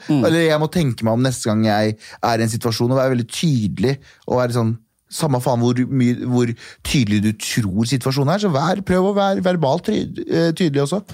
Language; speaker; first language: Norwegian; early bilingual, other home language; Kurdish